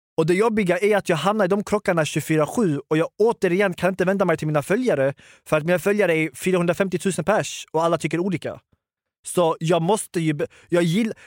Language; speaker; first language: Swedish; early bilingual, other home language; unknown